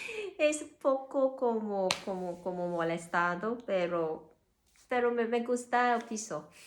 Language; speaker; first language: Spanish; non-native, learner; Cantonese